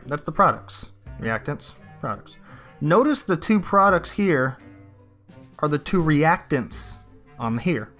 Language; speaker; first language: English; native; English